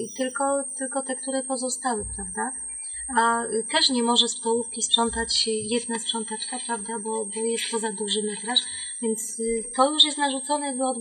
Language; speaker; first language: Polish; native; Polish